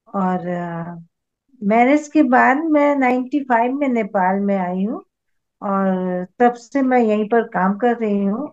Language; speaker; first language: Hindi; native; Hindi